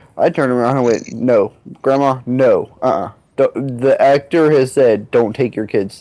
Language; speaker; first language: English; native; English